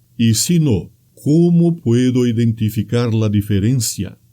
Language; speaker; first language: Spanish; non-native, fluent; Portuguese